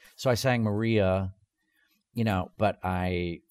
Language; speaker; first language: English; native; English